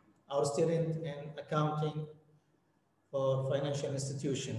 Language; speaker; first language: English; non-native, fluent; Arabic